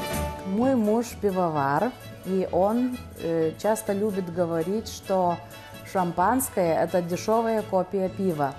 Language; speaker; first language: Russian; non-native, local second language; Lithuanian